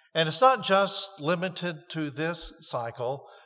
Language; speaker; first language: English; native; English